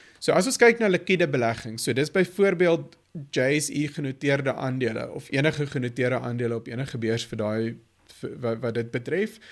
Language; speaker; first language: Afrikaans; native; Afrikaans